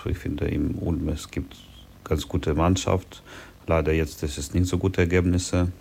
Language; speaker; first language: German; non-native, learner; Ukrainian